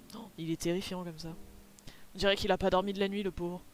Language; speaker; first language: French; native; French